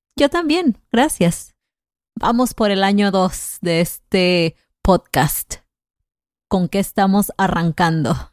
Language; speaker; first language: Spanish; native; Spanish